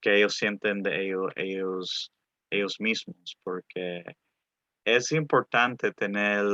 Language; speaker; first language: Spanish; early bilingual, other home language; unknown